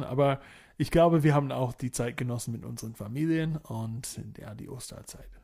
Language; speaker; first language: German; non-native, fluent; English